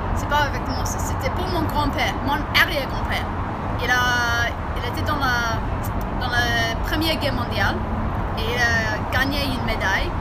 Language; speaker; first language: French; non-native, learner; English